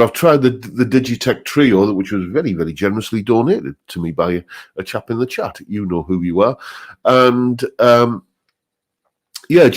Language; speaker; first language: English; native; English